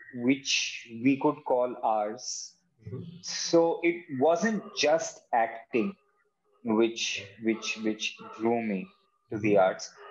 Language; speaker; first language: English; non-native, local second language; Hindi